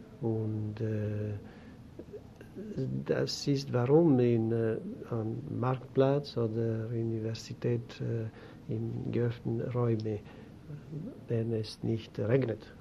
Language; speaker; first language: German; non-native, learner; Greek